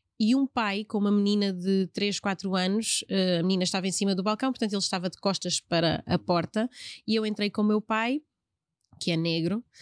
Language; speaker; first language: Portuguese; native; Portuguese